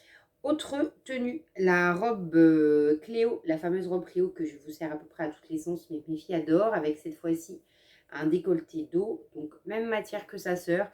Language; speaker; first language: French; native; French